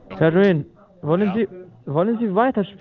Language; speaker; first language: German; non-native, learner; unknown